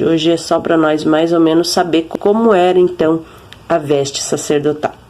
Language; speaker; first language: Portuguese; native; Portuguese